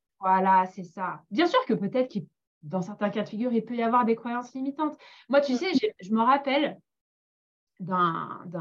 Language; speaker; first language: French; native; French